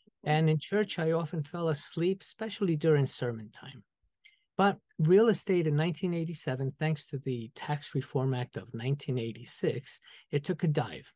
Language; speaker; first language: English; early bilingual, other home language; Spanish